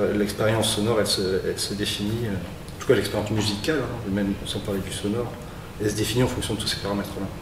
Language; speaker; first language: French; native; French